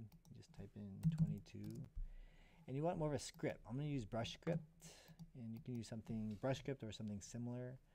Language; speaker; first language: English; native; English